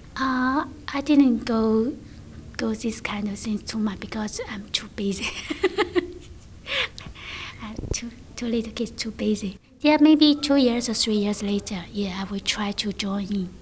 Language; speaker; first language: English; non-native, learner; Chinese